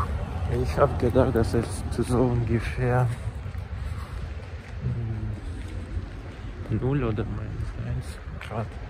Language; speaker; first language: German; non-native, learner; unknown